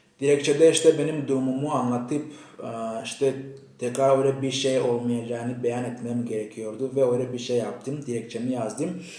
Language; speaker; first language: Turkish; non-native, fluent; Kinyarwanda